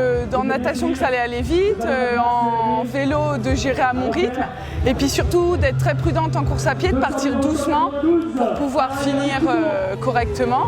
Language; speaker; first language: French; native; French